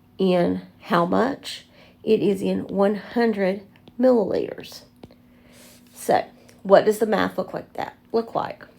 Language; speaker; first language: English; native; English